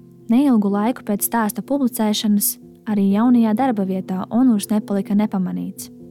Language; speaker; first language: Latvian; native; Latvian